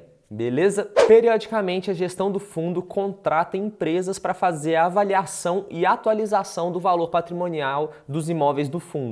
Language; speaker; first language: Portuguese; native; Portuguese